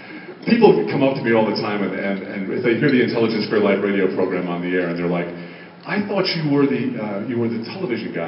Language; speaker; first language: English; native; English